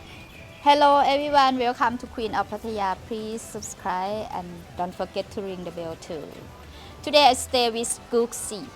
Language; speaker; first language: English; non-native, learner; Thai